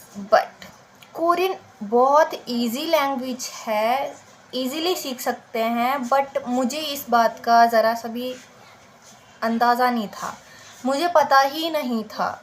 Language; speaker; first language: Hindi; native; Hindi